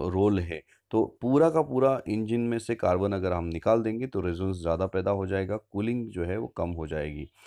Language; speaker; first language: Hindi; non-native, local second language; Marathi